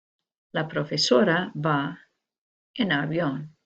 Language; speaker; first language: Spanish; non-native, learner; English